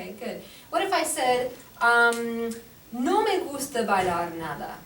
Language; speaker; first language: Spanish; non-native, fluent; English